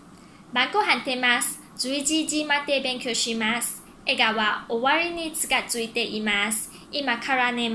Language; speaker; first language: Japanese; non-native, learner; Chinese